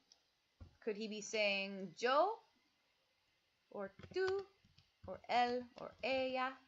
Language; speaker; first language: Spanish; non-native, fluent; English